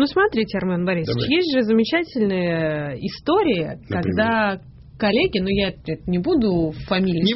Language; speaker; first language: Russian; native; Russian